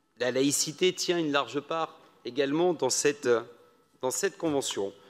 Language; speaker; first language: French; native; French